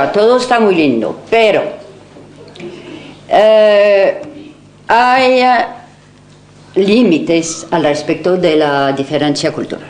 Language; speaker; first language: Spanish; non-native, fluent; French